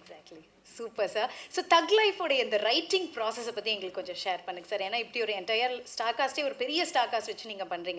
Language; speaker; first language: Tamil; native; Tamil